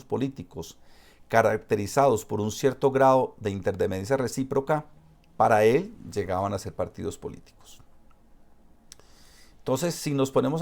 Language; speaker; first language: Spanish; native; Spanish